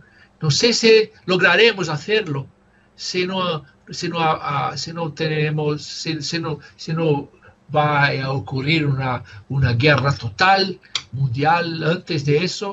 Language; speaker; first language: Spanish; non-native, fluent; Portuguese